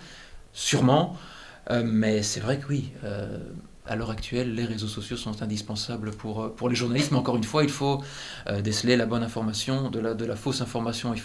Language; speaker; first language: French; native; French